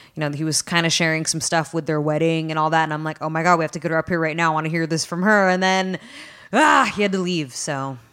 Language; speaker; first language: English; early bilingual, other home language; Filipino